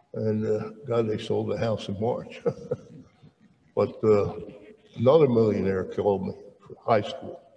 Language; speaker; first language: English; native; English